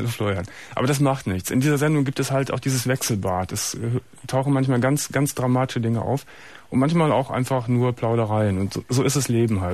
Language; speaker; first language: German; native; German